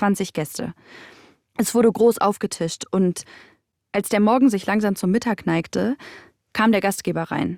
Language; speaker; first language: German; native; German